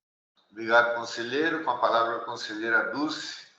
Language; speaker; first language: Portuguese; native; Portuguese